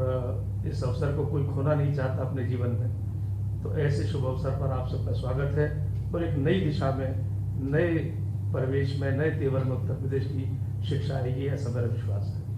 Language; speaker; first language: Hindi; native; Hindi